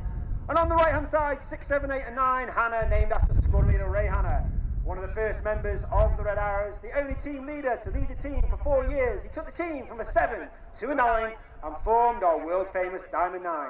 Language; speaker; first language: English; native; English